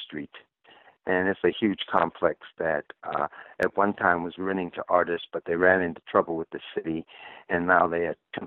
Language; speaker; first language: English; native; English